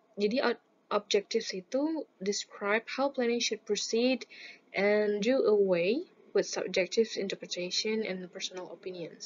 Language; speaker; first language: English; non-native, fluent; Indonesian